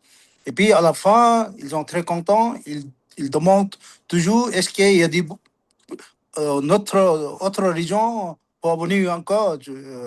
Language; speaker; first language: French; non-native, learner; Sherpa